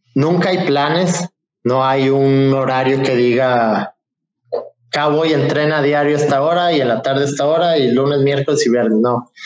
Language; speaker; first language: Spanish; native; Spanish